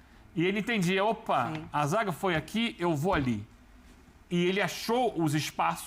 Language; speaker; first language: Portuguese; native; Portuguese